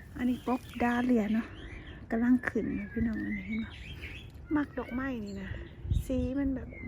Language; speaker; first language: Thai; non-native, local second language; Lao